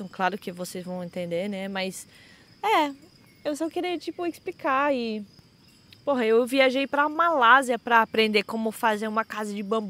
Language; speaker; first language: Portuguese; non-native, fluent; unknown